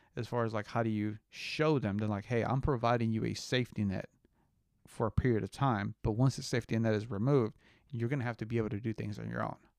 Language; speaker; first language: English; early bilingual, other home language; Spanish